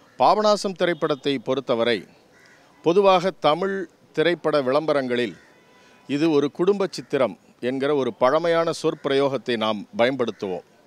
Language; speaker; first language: Tamil; native; Tamil